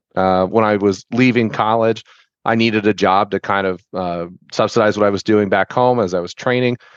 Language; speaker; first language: English; native; English